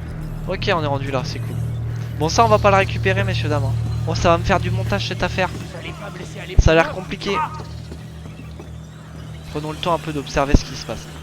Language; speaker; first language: French; native; French